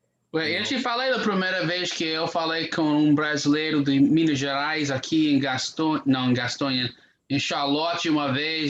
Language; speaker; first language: Portuguese; non-native, fluent; English